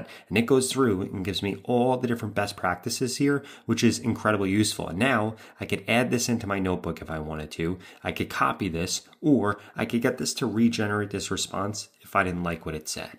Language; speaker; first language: English; native; English